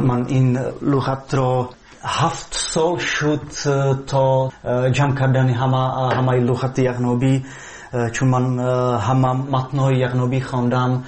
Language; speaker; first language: Persian; non-native, fluent; Czech